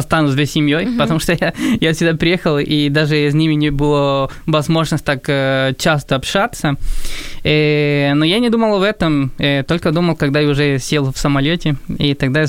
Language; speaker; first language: Russian; non-native, fluent; Spanish